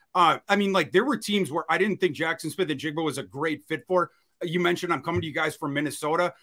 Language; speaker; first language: English; native; English